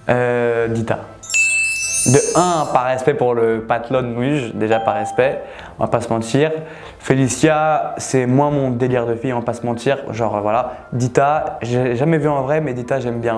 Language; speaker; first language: French; native; French